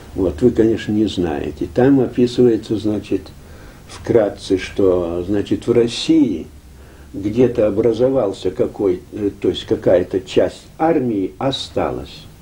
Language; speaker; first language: Russian; early bilingual, heritage; Russian